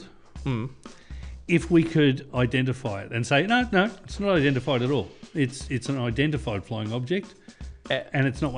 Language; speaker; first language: English; native; English